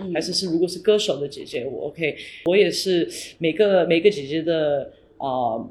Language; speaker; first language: Chinese; early bilingual, heritage; English